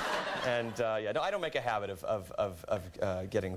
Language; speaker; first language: English; native; English